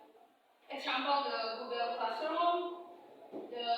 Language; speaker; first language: English; non-native, learner; Indonesian